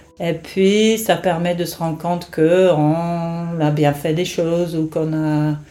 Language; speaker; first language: French; non-native, fluent; English